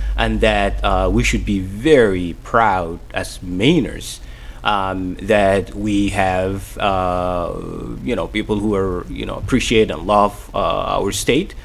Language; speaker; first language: English; non-native, fluent; Somali